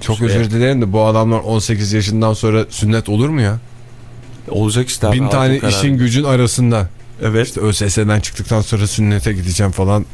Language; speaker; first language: Turkish; native; Turkish